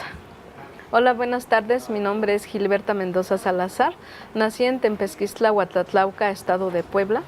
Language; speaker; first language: Spanish; non-native, local second language; Nahuatl languages